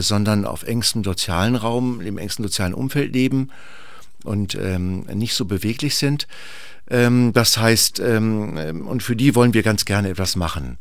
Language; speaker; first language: German; native; German